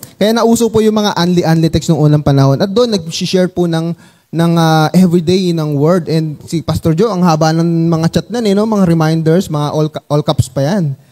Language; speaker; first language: Filipino; non-native, local second language; Cebuano